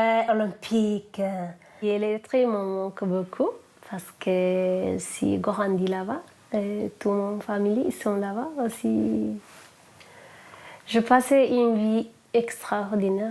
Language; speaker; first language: French; non-native, learner; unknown